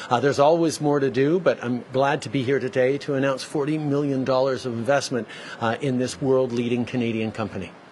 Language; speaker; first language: English; early bilingual, other home language; French